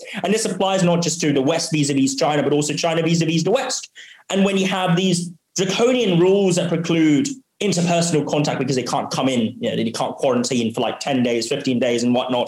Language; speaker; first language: English; non-native, local second language; Cantonese